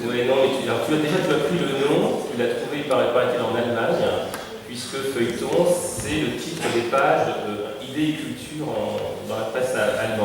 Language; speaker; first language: French; native; French